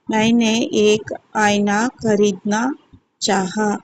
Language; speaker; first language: Hindi; non-native, local second language; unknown